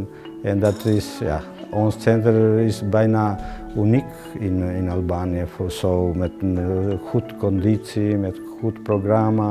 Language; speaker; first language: Dutch; non-native, learner; Albanian